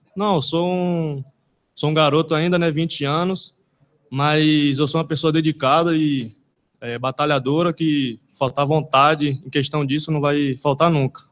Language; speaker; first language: Portuguese; native; Portuguese